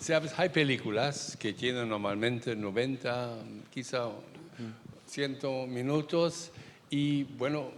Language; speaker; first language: Spanish; non-native, fluent; German